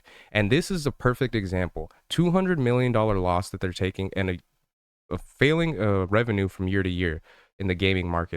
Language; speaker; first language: English; native; English